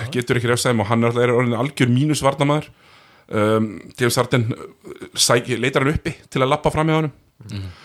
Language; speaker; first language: Icelandic; native; Icelandic